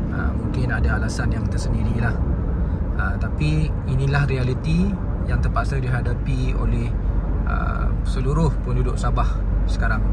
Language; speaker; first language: Malay; native; Malay